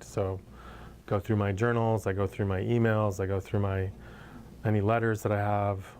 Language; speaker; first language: English; native; English